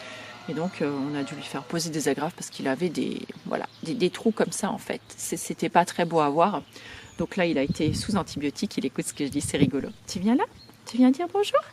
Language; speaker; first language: French; native; French